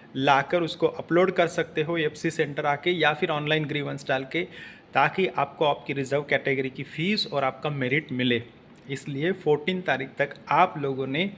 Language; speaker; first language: Hindi; non-native, local second language; Marathi